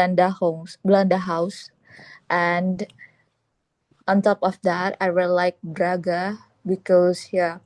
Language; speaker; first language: English; non-native, learner; Indonesian